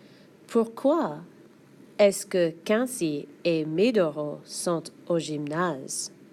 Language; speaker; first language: French; non-native, fluent; English